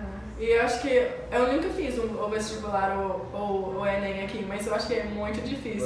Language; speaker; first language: Portuguese; non-native, learner; English